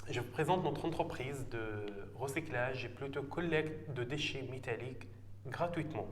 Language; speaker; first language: French; non-native, fluent; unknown